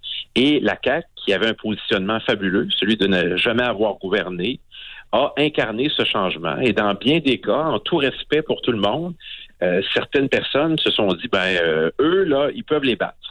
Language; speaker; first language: French; native; French